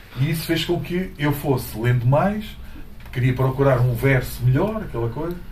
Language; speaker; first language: Portuguese; native; Portuguese